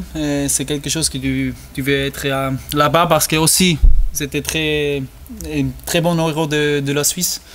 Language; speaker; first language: French; non-native, learner; German